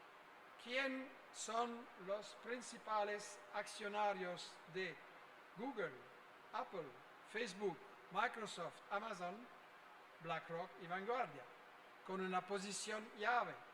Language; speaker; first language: Spanish; non-native, fluent; French